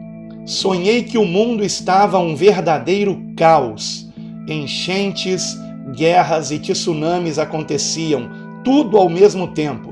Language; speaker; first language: Portuguese; native; Portuguese